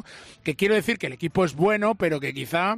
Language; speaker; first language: Spanish; native; Spanish